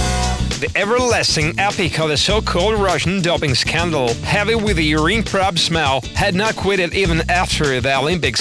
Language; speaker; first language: English; non-native, fluent; Russian